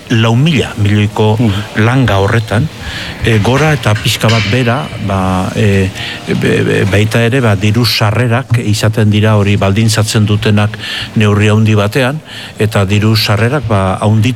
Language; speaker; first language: Basque; native; Basque